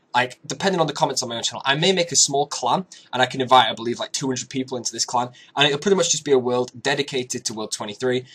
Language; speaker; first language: English; native; English